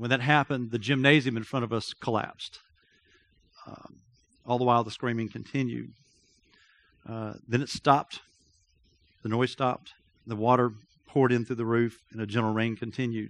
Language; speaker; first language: English; native; English